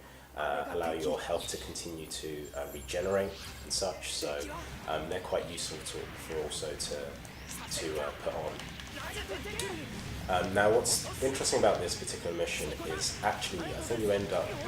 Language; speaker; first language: English; native; English